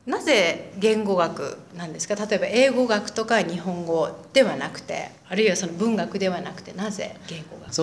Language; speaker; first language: Japanese; native; Japanese